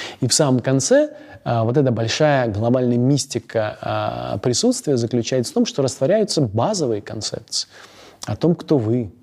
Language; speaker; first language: Russian; native; Russian